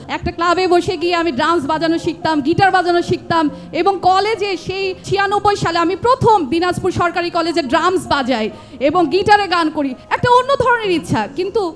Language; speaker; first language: Bangla; non-native, local second language; Santali